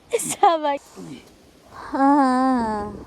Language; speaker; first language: German; non-native, learner; Filipino